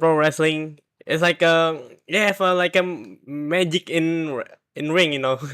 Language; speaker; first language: English; non-native, learner; Indonesian